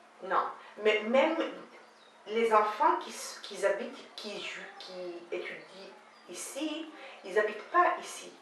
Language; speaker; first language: French; non-native, learner; Hebrew